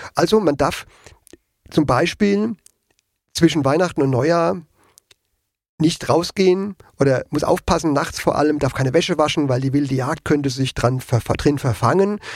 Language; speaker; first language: German; native; German